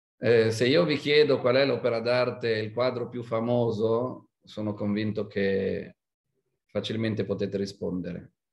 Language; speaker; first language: Italian; non-native, fluent; Hebrew